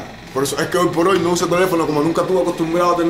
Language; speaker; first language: Spanish; native; Spanish